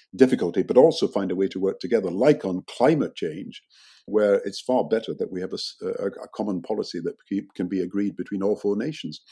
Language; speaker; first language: English; native; English